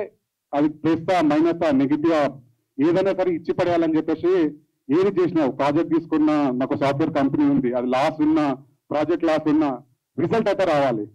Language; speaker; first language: Telugu; native; Telugu